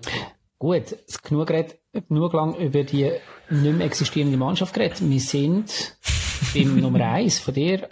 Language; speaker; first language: German; native; German